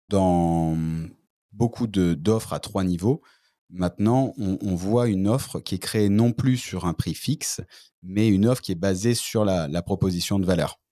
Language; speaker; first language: French; native; French